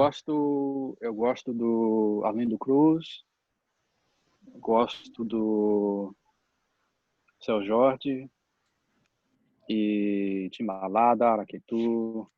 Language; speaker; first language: Portuguese; non-native, fluent; English